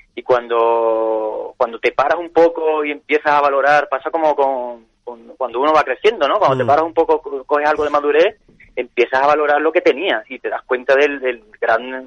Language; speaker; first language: Spanish; native; Spanish